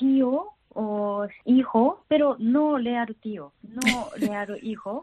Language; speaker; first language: Spanish; non-native, learner; Japanese